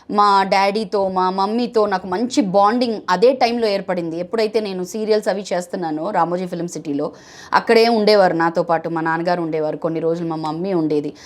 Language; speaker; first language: Telugu; non-native, fluent; Bangla